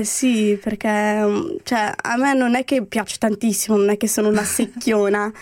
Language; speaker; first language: Italian; early bilingual, other home language; Romany